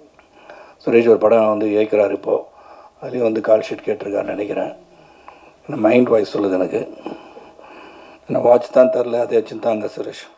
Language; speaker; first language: Tamil; native; Tamil